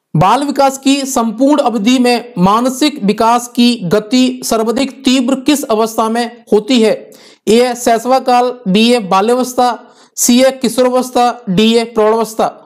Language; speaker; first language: Hindi; native; Hindi